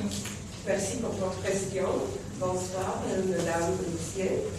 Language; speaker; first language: French; non-native, fluent; Polish